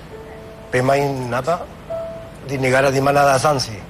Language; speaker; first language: Indonesian; non-native, fluent; Spanish